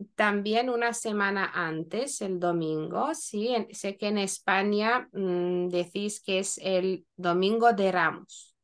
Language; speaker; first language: Spanish; non-native, fluent; Lithuanian